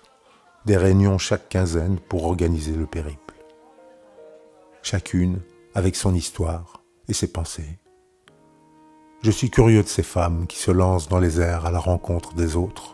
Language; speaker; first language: French; native; French